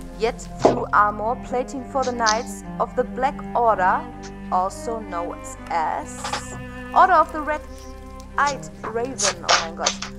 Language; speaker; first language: English; non-native, learner; German